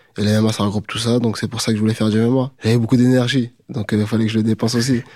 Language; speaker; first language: French; native; French